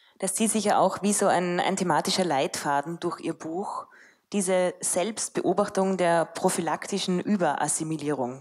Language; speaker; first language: German; native; German